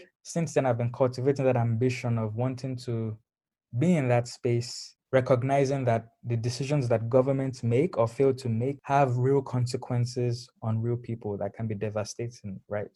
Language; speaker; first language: English; non-native, local second language; Yoruba